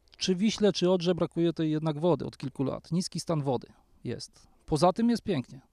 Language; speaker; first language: Polish; native; Polish